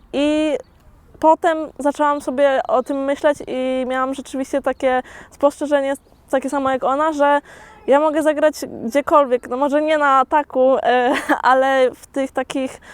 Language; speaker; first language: Polish; early bilingual, heritage; Polish